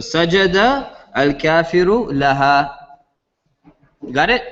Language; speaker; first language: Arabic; non-native, fluent; English